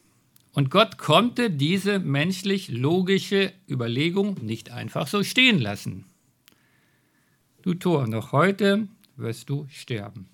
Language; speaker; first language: German; native; German